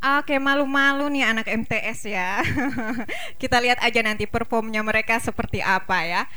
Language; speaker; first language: Indonesian; native; Indonesian